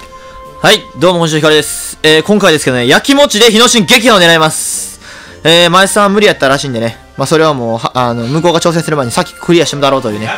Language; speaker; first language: Japanese; native; Japanese